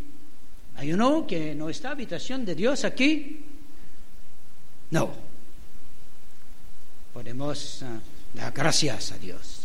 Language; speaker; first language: Spanish; non-native, fluent; French